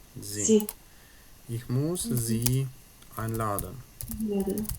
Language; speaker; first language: German; non-native, fluent; Ukrainian